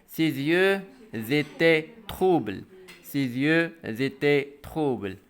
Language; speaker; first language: French; non-native, local second language; Arabic